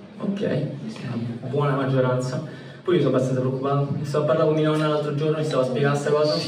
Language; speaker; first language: Italian; early bilingual, heritage; Italian